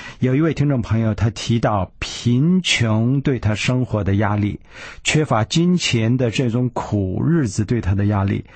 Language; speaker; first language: Chinese; early bilingual, heritage; Chinese